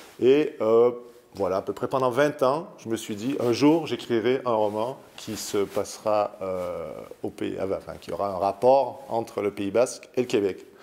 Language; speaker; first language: French; native; French